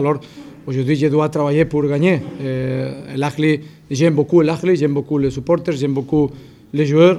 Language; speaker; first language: French; non-native, fluent; Spanish